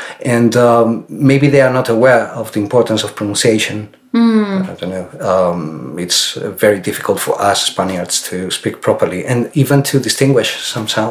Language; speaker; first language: English; non-native, fluent; Spanish